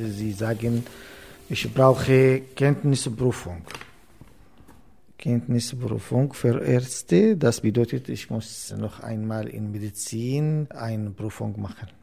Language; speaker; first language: German; non-native, learner; Arabic